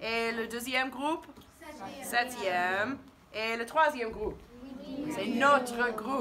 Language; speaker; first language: French; non-native, fluent; English